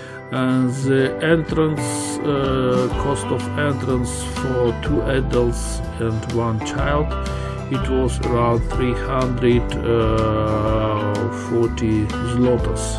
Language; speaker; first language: English; non-native, fluent; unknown